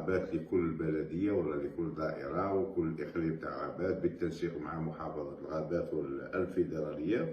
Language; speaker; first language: Arabic; native; Arabic